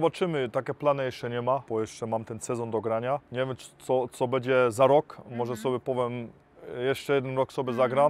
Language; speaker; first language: Polish; early bilingual, heritage; Polish